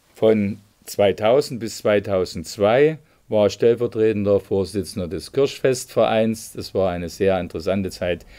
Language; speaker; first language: German; native; German